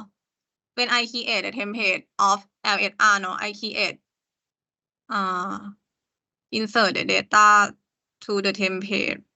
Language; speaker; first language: English; non-native, learner; Thai